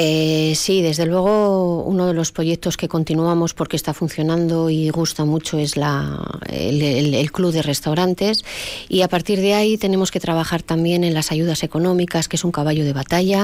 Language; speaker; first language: Spanish; native; Spanish